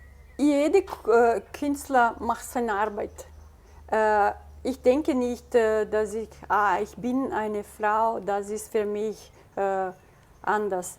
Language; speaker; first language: German; early bilingual, heritage; German